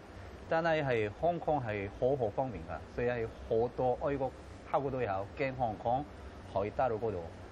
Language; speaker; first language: Cantonese; non-native, fluent; Korean